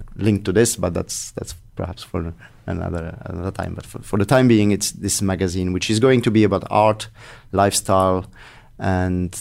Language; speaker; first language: English; non-native, fluent; French